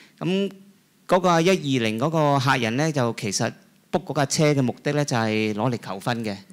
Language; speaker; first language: Cantonese; native; Cantonese